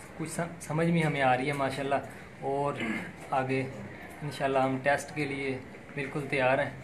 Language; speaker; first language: Urdu; non-native, local second language; Punjabi